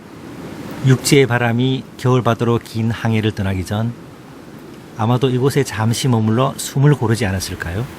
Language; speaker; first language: Korean; native; Korean